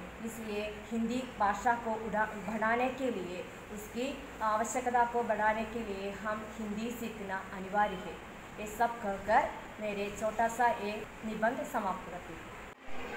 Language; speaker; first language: Hindi; non-native, local second language; Malayalam